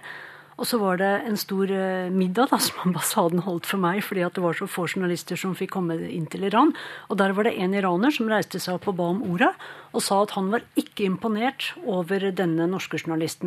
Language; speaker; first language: Norwegian; native; Norwegian